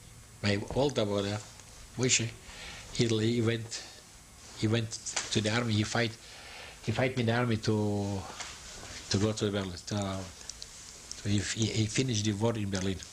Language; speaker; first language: English; non-native, learner; Yiddish